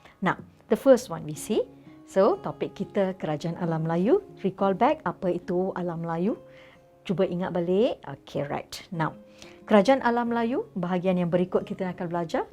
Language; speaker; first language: Malay; non-native, local second language; Tamil